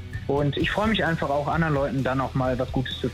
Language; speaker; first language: German; native; German